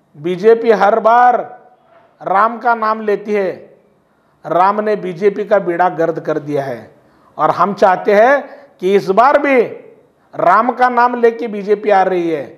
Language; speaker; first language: Hindi; non-native, local second language; Marathi